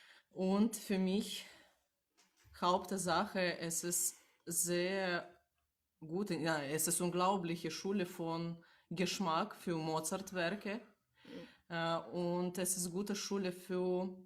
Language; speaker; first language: German; non-native, learner; Russian